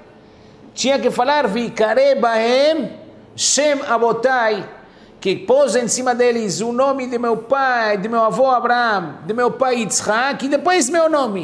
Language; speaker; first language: Portuguese; non-native, fluent; Spanish